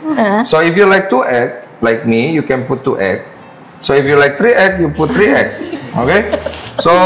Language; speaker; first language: English; non-native, local second language; Indonesian